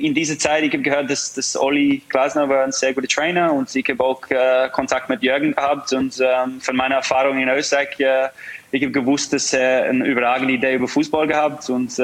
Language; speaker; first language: German; non-native, fluent; English